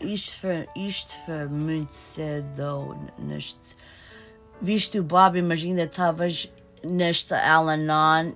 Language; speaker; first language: Portuguese; early bilingual, heritage; Portuguese